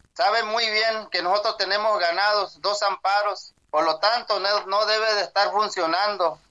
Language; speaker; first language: Spanish; non-native, local second language; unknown